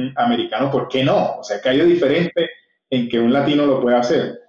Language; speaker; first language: Spanish; native; Spanish